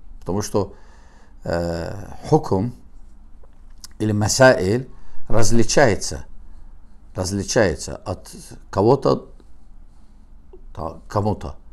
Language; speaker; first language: Russian; non-native, learner; Azerbaijani